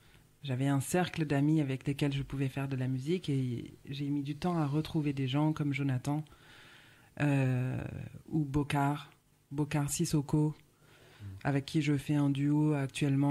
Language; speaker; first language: French; native; French